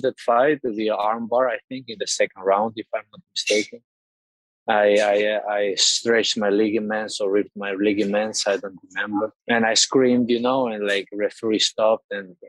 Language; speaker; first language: English; non-native, fluent; Russian